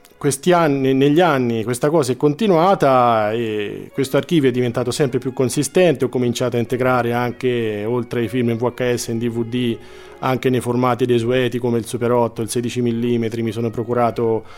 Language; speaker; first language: Italian; native; Italian